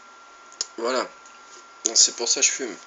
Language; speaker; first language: French; native; French